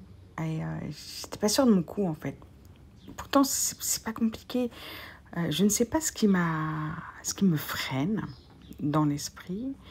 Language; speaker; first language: French; native; French